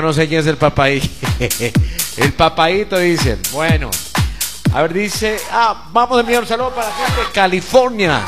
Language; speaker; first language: Spanish; native; Spanish